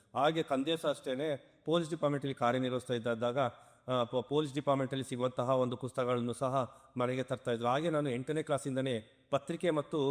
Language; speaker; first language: Kannada; non-native, local second language; Kodava